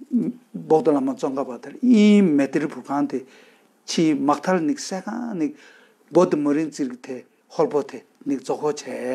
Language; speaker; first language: Mongolian; non-native, fluent; Tibetan